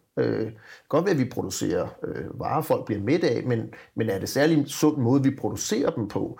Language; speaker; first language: Danish; native; Danish